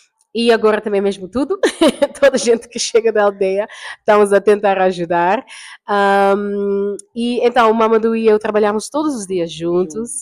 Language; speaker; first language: Portuguese; non-native, fluent; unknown